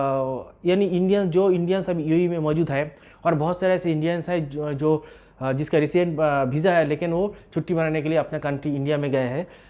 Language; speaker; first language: Hindi; non-native, local second language; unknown